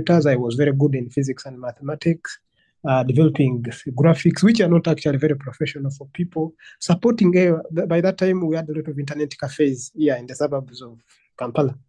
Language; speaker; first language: English; non-native, local second language; Ganda